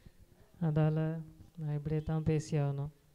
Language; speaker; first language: Tamil; non-native, fluent; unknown